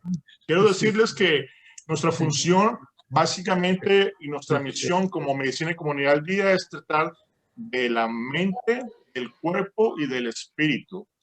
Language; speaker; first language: Spanish; native; Spanish